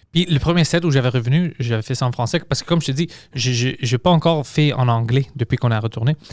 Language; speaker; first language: French; early bilingual, other home language; English